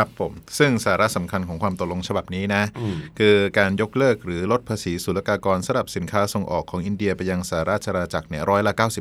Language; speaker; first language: Thai; native; Thai